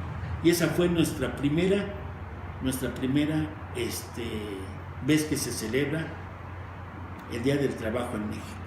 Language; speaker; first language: Spanish; native; Spanish